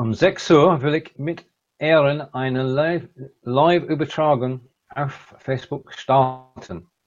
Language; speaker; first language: German; non-native, learner; English